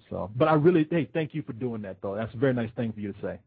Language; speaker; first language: English; native; English